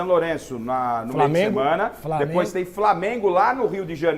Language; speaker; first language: Portuguese; native; Portuguese